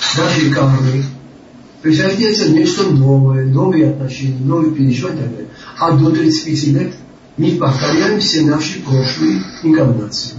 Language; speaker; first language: Russian; non-native, local second language; Georgian